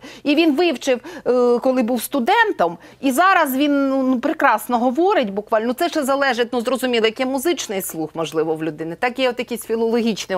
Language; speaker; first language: Ukrainian; native; Ukrainian